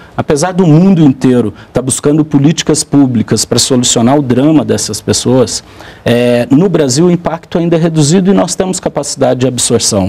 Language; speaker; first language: Portuguese; native; Portuguese